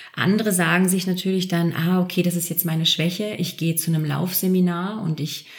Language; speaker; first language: German; native; German